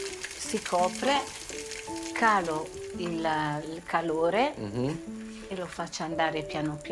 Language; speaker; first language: Italian; native; Italian